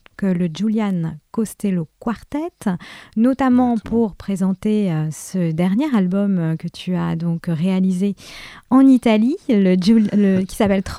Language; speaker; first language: French; native; French